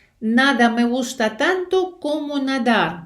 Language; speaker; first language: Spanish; non-native, fluent; Ukrainian